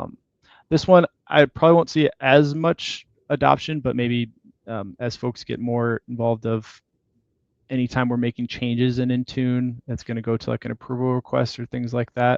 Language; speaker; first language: English; native; English